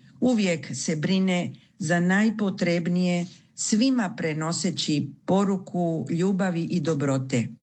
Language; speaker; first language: Croatian; early bilingual, heritage; Croatian